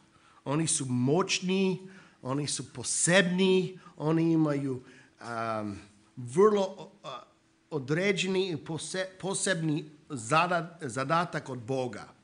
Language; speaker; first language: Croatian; non-native, fluent; English